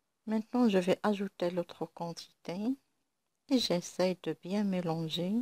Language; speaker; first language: French; non-native, local second language; Arabic